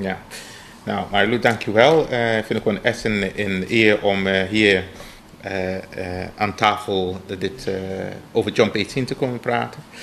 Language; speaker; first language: Dutch; non-native, fluent; English